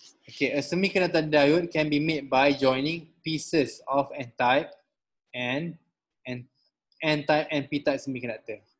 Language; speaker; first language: English; non-native, local second language; Malay